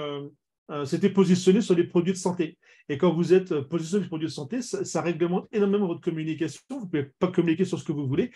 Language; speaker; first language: French; native; French